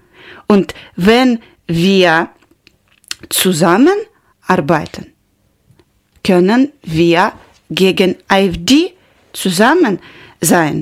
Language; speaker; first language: German; non-native, learner; Ukrainian